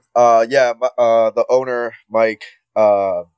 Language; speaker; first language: English; non-native, fluent; Spanish